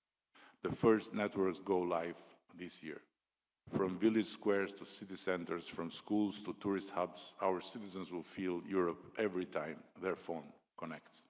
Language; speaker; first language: English; non-native, local second language; Albanian